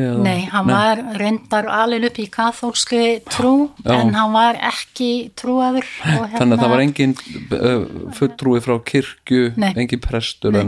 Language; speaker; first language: Icelandic; non-native, fluent; Dutch